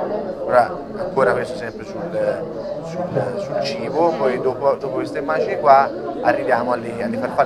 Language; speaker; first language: Italian; native; Italian